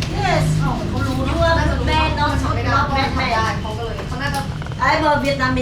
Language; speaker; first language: English; non-native, learner; Vietnamese